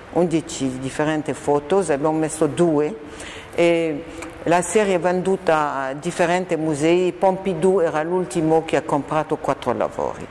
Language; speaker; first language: Italian; non-native, fluent; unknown